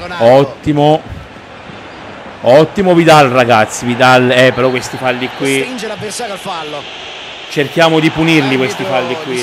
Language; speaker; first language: Italian; native; Italian